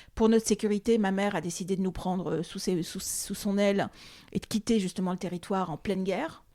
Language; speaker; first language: French; early bilingual, other home language; Arabic